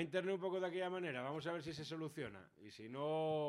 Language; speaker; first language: Spanish; native; Spanish